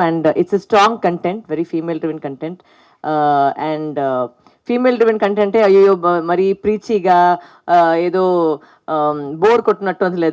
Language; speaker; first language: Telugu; non-native, local second language; Tamil